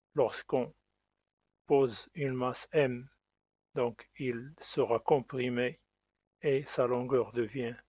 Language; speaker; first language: French; non-native, local second language; Arabic